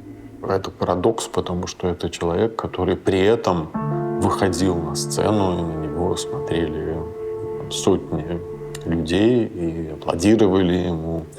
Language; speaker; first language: Russian; native; Russian